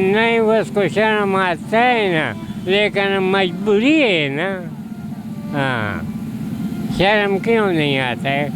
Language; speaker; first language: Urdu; non-native, local second language; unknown